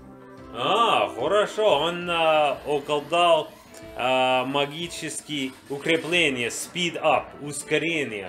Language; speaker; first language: Russian; non-native, learner; English